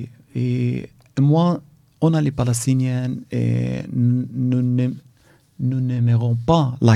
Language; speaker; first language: French; non-native, learner; Arabic